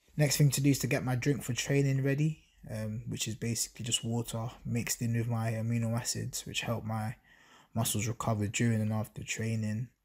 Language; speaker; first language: English; native; English